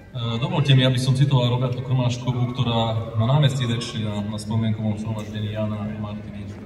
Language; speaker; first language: Slovak; non-native, local second language; Hungarian